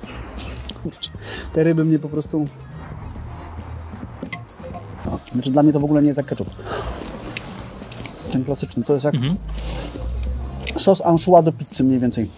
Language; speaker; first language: Polish; native; Polish